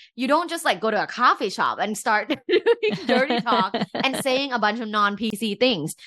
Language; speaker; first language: English; early bilingual, other home language; Thai